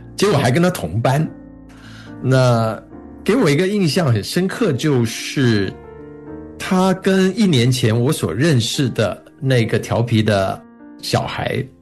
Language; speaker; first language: Chinese; native; Chinese